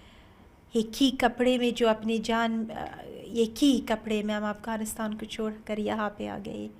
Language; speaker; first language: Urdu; non-native, learner; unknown